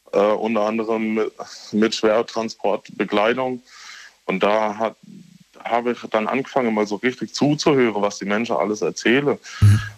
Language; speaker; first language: German; native; German